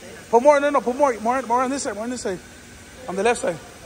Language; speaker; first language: English; early bilingual, other home language; Spanish